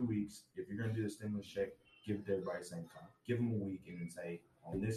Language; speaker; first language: English; native; English